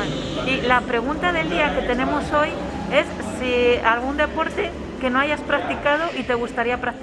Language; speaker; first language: Spanish; native; Spanish